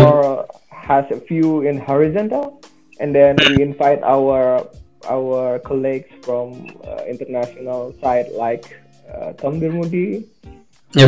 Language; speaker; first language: English; non-native, learner; Indonesian